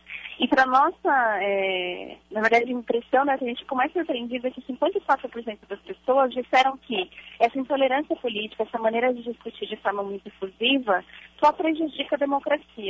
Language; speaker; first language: Portuguese; native; Portuguese